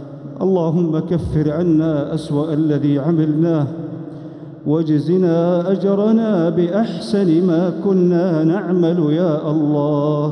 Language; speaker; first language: Arabic; native; Arabic